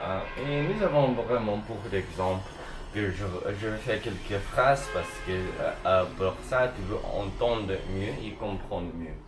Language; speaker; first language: French; non-native, learner; Chinese